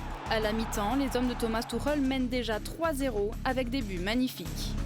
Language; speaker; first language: French; native; French